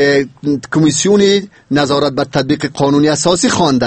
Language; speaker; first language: Persian; native; Persian